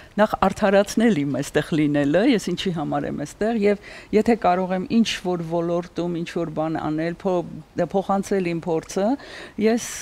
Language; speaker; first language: Armenian; native; Armenian